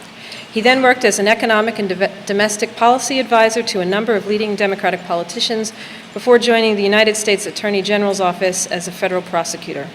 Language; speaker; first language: English; native; English